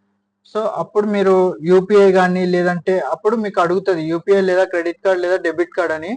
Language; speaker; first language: Telugu; native; Telugu